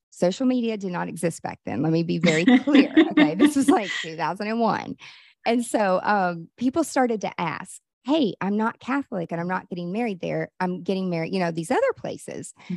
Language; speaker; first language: English; native; English